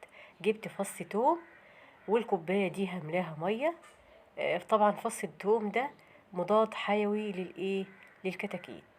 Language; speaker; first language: Arabic; native; Arabic